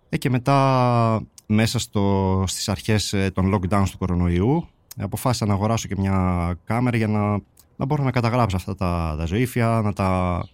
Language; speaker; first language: Greek; native; Greek